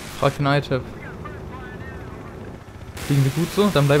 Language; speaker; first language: German; native; German